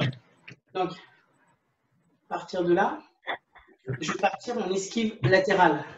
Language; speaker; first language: French; native; French